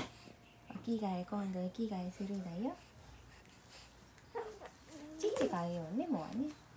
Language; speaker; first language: Japanese; native; Japanese